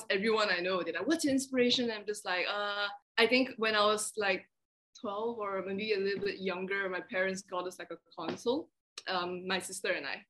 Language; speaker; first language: English; non-native, local second language; Chinese